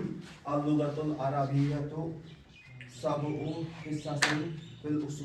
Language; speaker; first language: Arabic; non-native, learner; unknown